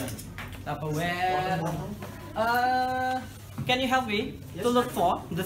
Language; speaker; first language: English; non-native, learner; Indonesian